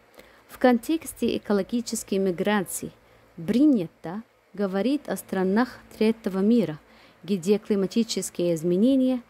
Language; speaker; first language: Russian; non-native, fluent; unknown